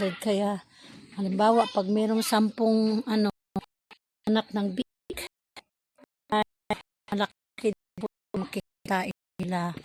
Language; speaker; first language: Filipino; non-native, local second language; Cebuano